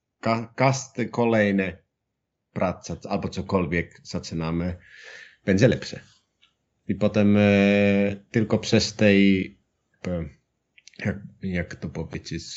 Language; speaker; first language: Polish; non-native, learner; Finnish